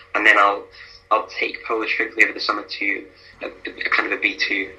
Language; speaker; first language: English; native; English